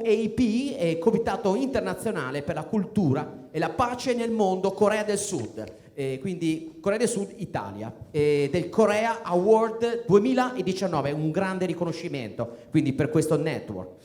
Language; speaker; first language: Italian; native; Italian